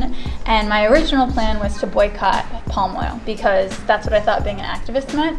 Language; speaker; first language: English; native; English